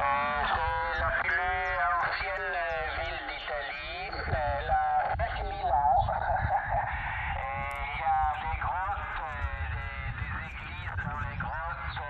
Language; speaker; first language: French; early bilingual, heritage; Italian